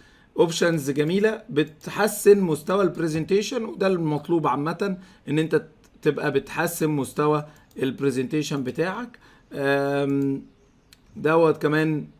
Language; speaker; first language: Arabic; native; Arabic